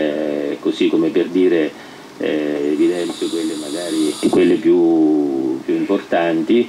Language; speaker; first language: Italian; native; Italian